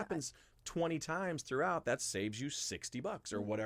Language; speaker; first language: English; native; English